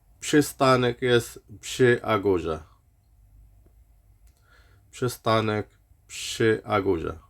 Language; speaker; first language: Polish; non-native, learner; Arabic